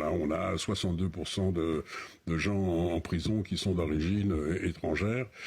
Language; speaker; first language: French; native; French